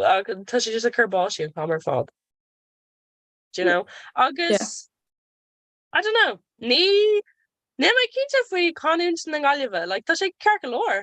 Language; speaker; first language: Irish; non-native, local second language; English